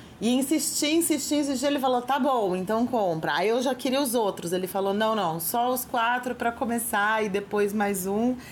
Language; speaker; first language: Portuguese; native; Portuguese